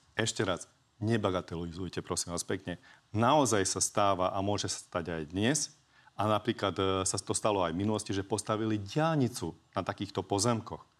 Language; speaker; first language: Slovak; non-native, local second language; Hungarian